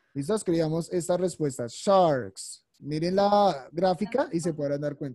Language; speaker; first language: Spanish; native; Spanish